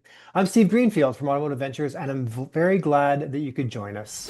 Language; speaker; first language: English; native; English